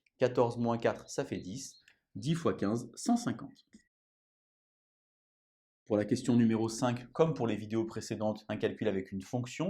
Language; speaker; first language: French; native; French